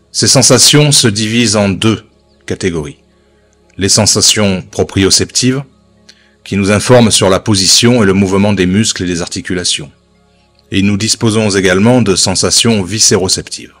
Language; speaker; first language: French; native; French